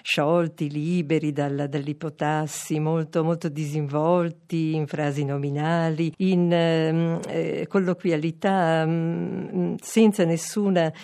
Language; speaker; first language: Italian; native; Italian